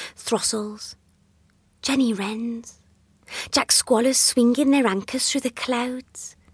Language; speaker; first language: English; native; English